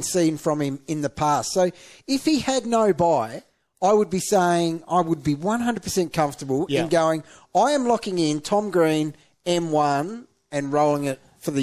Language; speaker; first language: English; native; English